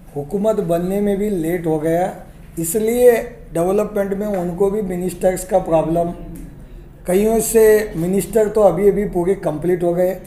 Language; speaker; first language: Hindi; non-native, local second language; Kannada